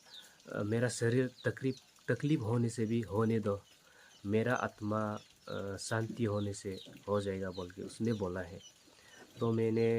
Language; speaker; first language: Hindi; non-native, local second language; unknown